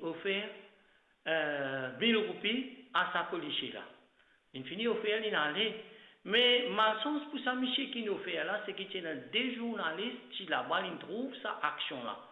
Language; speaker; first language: French; non-native, local second language; Morisyen